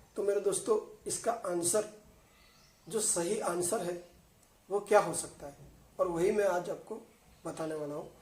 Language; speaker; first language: Hindi; non-native, local second language; Gujarati